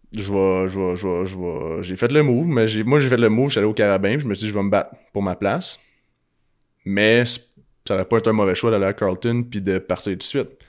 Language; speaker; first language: French; native; French